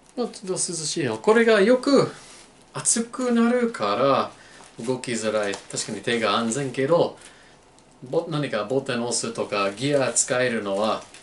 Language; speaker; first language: Japanese; non-native, learner; English